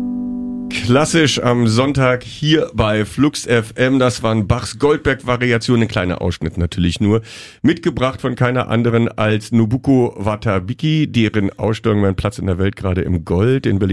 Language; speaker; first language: German; native; German